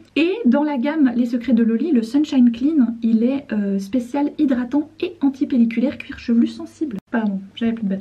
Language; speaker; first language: French; native; French